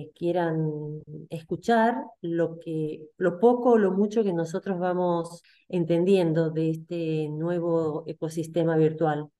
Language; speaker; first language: Spanish; native; Spanish